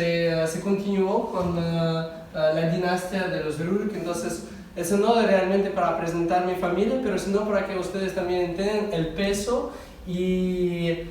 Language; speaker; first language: Spanish; non-native, fluent; Russian